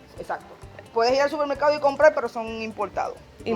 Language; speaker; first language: Spanish; native; Spanish